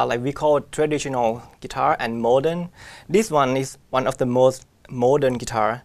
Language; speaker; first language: English; non-native, fluent; Thai